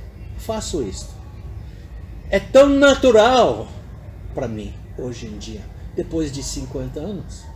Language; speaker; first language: Portuguese; non-native, fluent; English